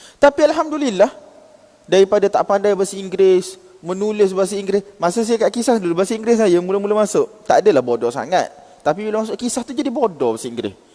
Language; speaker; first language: Malay; native; Malay